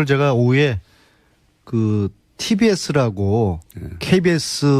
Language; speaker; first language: Korean; native; Korean